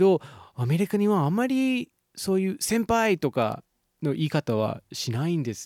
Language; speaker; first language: Japanese; non-native, fluent; English